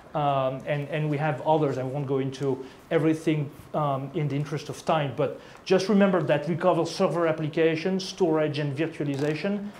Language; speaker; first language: English; non-native, fluent; French